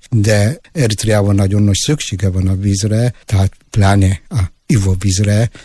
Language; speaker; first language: Hungarian; non-native, fluent; Tigrinya